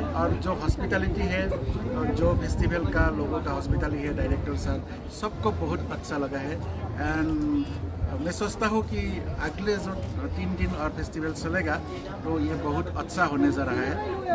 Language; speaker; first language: Hindi; non-native, local second language; Assamese